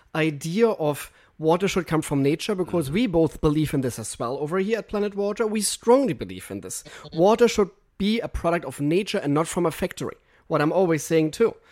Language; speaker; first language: English; non-native, fluent; German